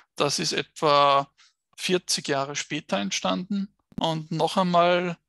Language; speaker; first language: German; native; German